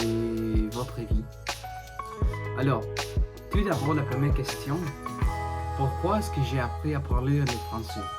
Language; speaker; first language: French; non-native, learner; Spanish